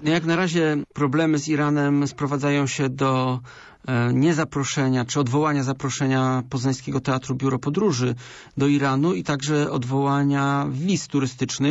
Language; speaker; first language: Polish; native; Polish